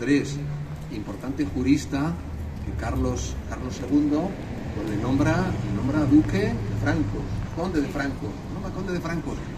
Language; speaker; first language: Spanish; native; Spanish